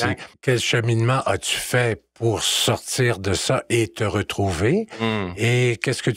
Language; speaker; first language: French; native; French